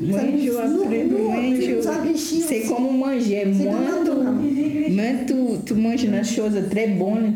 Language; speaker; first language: French; non-native, learner; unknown